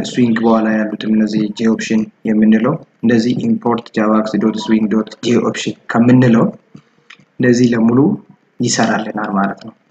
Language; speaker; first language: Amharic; non-native, local second language; Oromo